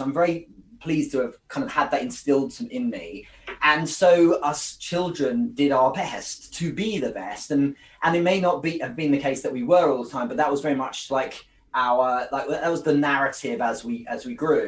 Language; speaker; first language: English; native; English